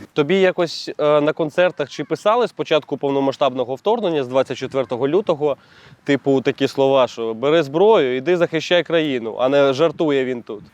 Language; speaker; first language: Ukrainian; native; Ukrainian